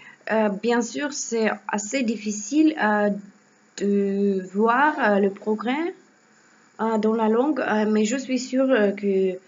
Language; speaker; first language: French; non-native, learner; Russian